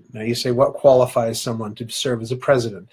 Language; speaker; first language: English; native; English